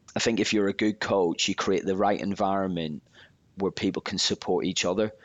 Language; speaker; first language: English; native; English